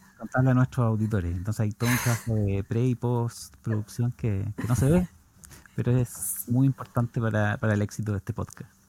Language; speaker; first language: Spanish; native; Spanish